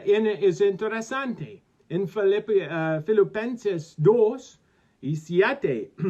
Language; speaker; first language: Spanish; non-native, learner; English